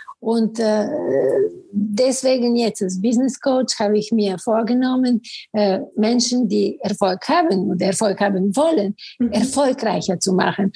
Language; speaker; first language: German; non-native, fluent; Bulgarian